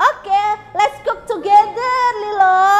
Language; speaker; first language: English; non-native, learner; Indonesian